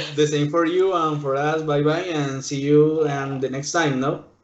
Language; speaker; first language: English; non-native, learner; Spanish